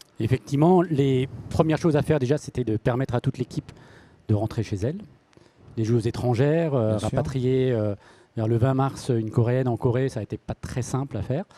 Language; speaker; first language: French; native; French